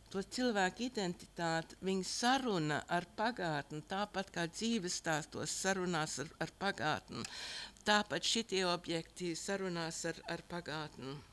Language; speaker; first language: Latvian; early bilingual, heritage; Latvian